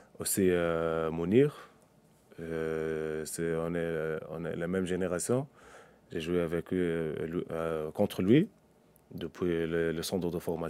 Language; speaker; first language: French; non-native, local second language; Arabic